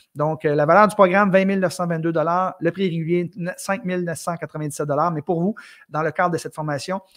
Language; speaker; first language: French; native; French